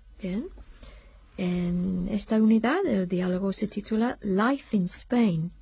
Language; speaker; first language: Spanish; non-native, fluent; English